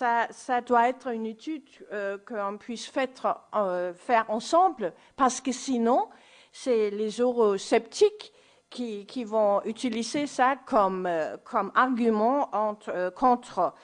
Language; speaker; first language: French; non-native, fluent; Danish